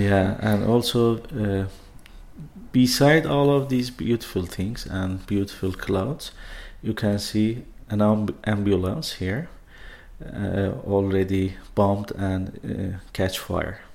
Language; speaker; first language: English; non-native, learner; Persian